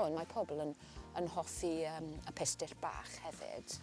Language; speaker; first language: Welsh; non-native, learner; English